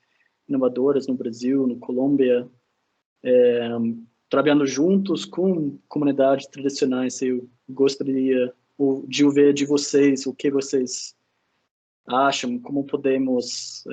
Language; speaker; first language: Portuguese; non-native, fluent; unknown